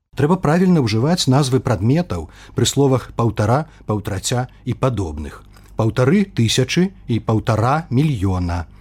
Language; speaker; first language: Belarusian; native; Belarusian